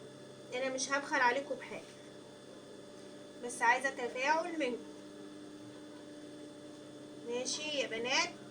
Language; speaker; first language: Arabic; native; Arabic